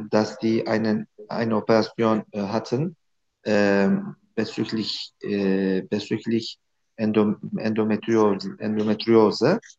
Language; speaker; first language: German; non-native, learner; Turkish